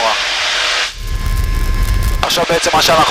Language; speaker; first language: Hebrew; native; Hebrew